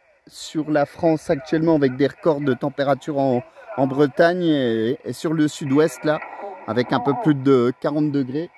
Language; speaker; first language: French; native; French